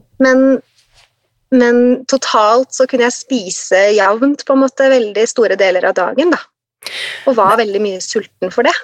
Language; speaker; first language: Norwegian; native; Norwegian